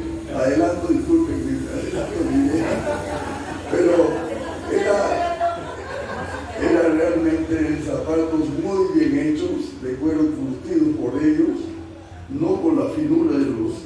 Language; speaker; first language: Spanish; native; Spanish